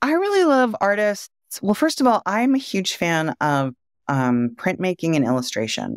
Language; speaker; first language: English; native; English